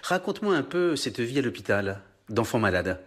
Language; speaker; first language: French; native; French